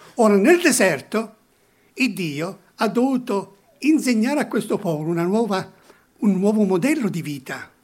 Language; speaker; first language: Italian; early bilingual, heritage; Italian